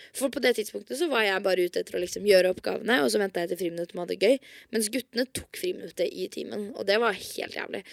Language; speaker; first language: Norwegian; native; Norwegian